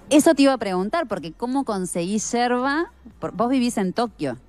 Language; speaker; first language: Spanish; native; Spanish